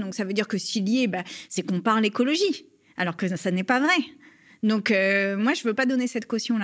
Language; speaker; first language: French; native; French